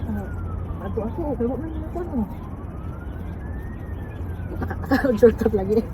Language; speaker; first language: Filipino; non-native, local second language; Cebuano